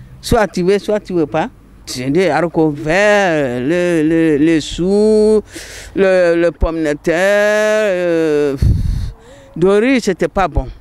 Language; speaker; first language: French; non-native, local second language; Mandingo